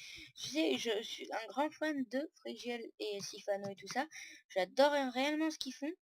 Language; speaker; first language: French; native; French